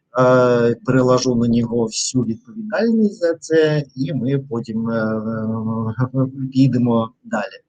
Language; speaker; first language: Ukrainian; non-native, learner; Russian